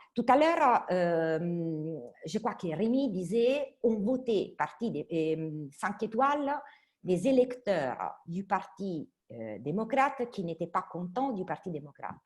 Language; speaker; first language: French; non-native, fluent; Italian